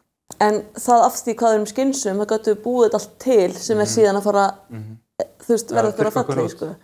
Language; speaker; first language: Icelandic; native; Icelandic